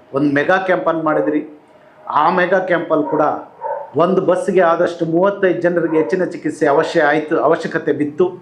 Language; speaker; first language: Kannada; native; Kannada